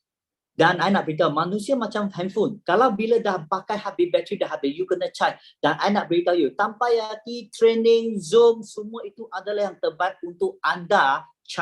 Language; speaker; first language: Malay; native; Malay